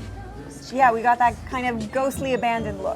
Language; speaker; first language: English; native; English